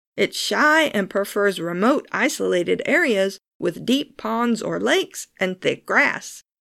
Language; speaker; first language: English; native; English